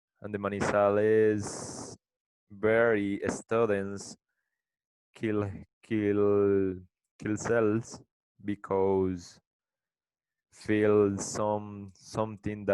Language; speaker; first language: English; non-native, learner; Spanish